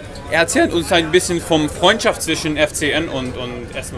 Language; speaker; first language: German; non-native, fluent; Hungarian